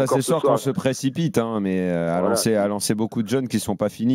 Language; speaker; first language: French; native; French